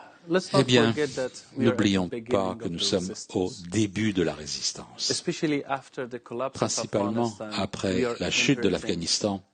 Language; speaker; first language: French; non-native, fluent; Persian